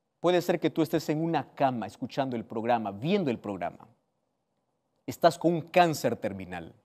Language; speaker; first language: Spanish; native; Spanish